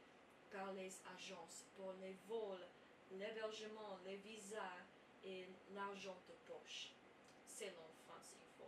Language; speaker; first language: French; non-native, learner; English